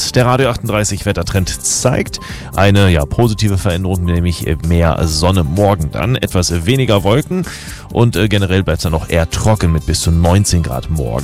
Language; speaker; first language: German; native; German